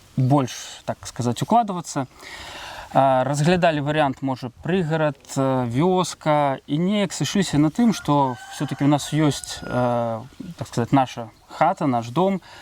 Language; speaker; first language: Belarusian; native; Belarusian